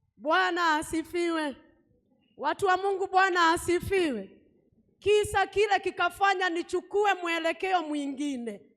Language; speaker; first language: Swahili; non-native, local second language; Kikuyu